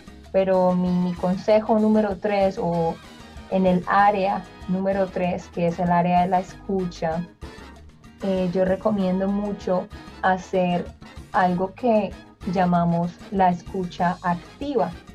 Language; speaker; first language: Spanish; native; Spanish